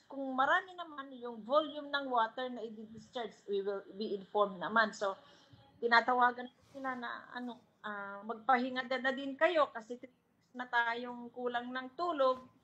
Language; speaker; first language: Filipino; non-native, local second language; Pangasinan